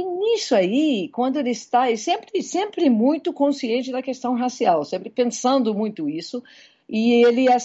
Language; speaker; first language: Portuguese; non-native, fluent; English